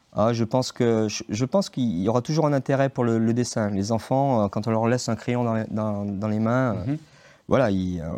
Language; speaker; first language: French; native; French